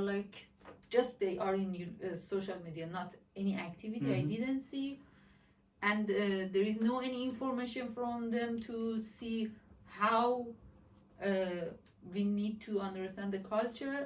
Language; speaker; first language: English; non-native, learner; Persian